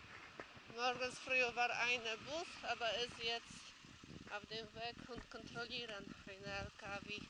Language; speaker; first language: German; non-native, learner; Polish